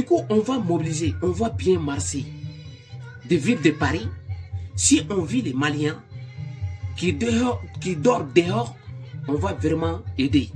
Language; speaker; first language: French; non-native, local second language; Bambara